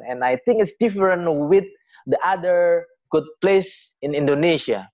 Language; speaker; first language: English; non-native, learner; Indonesian